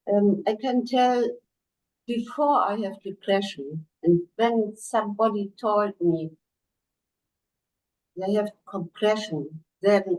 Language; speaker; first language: English; non-native, learner; German